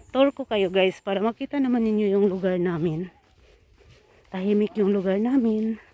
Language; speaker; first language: Filipino; non-native, local second language; Cebuano